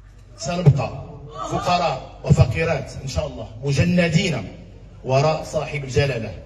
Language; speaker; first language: Arabic; native; Arabic